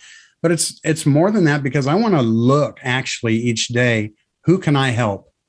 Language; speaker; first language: English; native; English